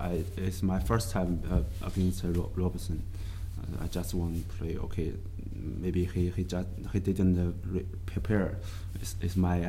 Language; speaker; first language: English; non-native, learner; Chinese